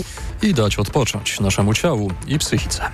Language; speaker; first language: Polish; native; Polish